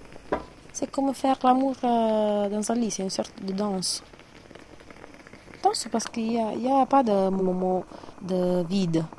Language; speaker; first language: French; non-native, fluent; Italian